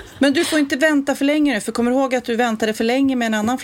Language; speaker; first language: Swedish; native; Swedish